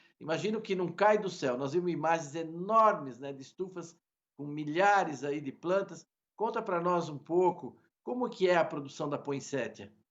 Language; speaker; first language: Portuguese; native; Portuguese